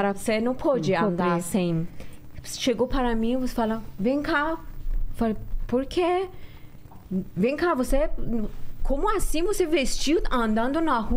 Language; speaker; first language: Portuguese; non-native, learner; Persian